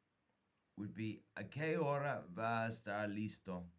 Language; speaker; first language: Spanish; non-native, fluent; English